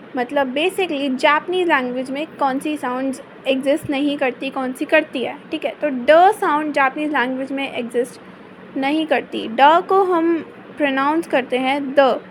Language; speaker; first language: Hindi; native; Hindi